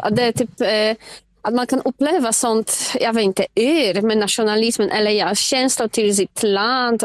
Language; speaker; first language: Swedish; non-native, fluent; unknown